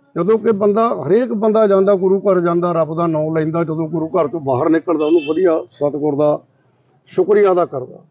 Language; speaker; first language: Punjabi; native; Punjabi